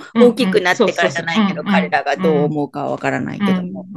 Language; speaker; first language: Japanese; native; Japanese